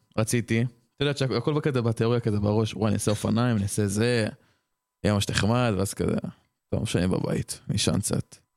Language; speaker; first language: Hebrew; early bilingual, other home language; French